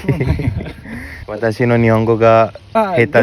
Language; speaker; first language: Japanese; non-native, learner; Hindi